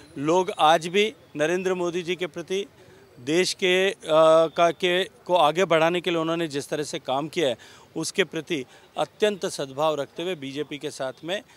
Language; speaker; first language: Hindi; native; Hindi